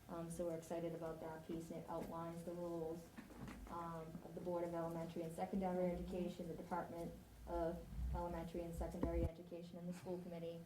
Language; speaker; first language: English; native; English